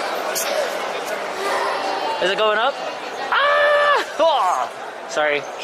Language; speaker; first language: English; early bilingual, other home language; Chinese